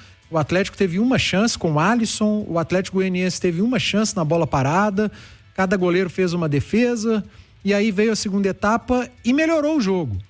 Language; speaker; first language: Portuguese; native; Portuguese